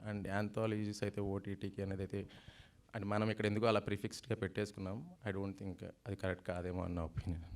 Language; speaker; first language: Telugu; native; Telugu